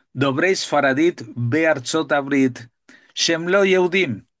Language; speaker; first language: Hebrew; non-native, fluent; Spanish